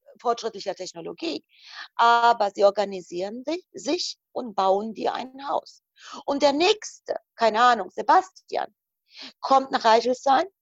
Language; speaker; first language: German; non-native, fluent; Croatian